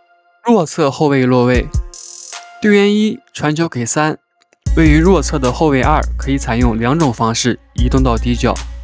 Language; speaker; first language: Chinese; native; Chinese